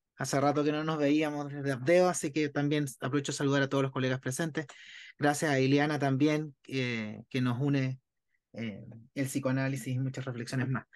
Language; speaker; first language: Spanish; native; Spanish